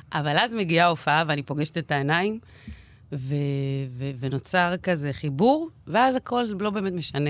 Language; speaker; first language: Hebrew; native; Hebrew